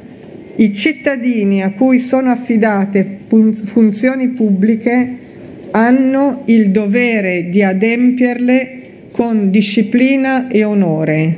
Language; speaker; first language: Italian; native; Italian